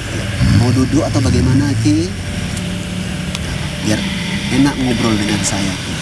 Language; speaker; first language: Indonesian; native; Indonesian